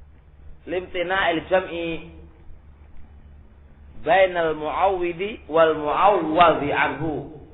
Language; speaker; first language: Arabic; non-native, local second language; Indonesian